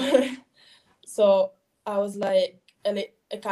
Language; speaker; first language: English; non-native, fluent; Hebrew